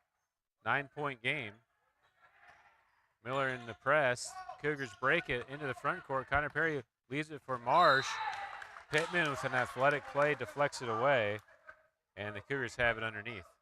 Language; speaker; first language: English; native; English